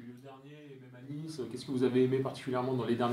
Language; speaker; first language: French; native; French